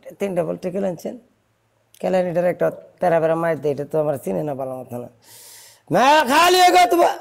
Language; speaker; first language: Hindi; non-native, learner; Bangla